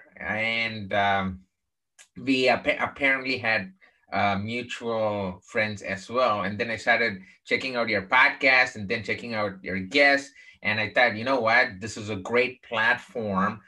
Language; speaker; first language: English; non-native, local second language; Tamil